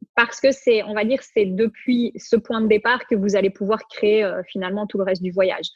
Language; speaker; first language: French; native; French